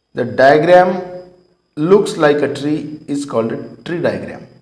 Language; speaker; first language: English; non-native, local second language; Marathi